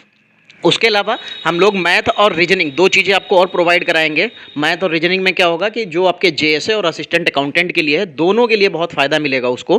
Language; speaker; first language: Hindi; native; Hindi